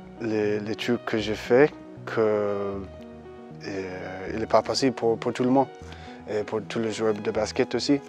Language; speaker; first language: French; early bilingual, heritage; English